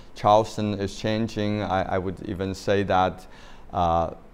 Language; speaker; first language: English; non-native, fluent; Chinese